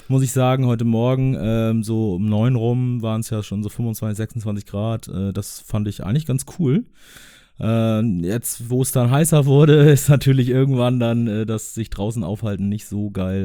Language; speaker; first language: German; native; German